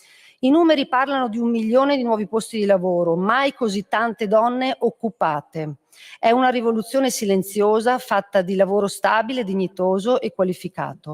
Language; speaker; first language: Italian; native; Italian